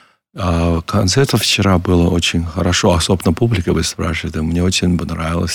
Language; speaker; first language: Russian; non-native, learner; Chinese